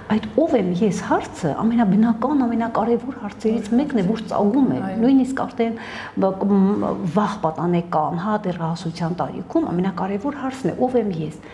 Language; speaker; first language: Armenian; native; Armenian